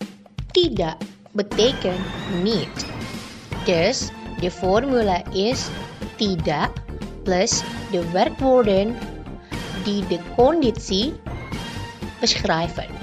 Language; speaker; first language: Dutch; non-native, learner; Indonesian